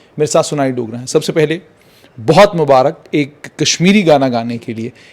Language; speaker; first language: Hindi; non-native, local second language; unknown